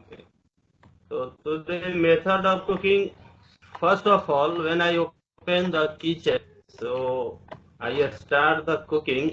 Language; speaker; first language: English; non-native, learner; Hindi